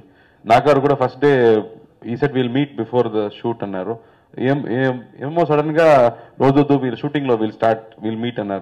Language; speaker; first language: Telugu; non-native, learner; Tamil